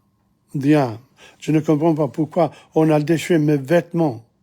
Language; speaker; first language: French; non-native, fluent; English